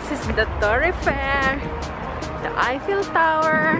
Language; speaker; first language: English; non-native, local second language; Filipino